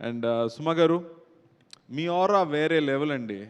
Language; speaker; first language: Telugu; non-native, local second language; Tamil